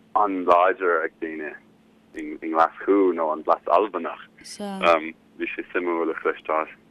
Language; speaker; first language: Irish; non-native, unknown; German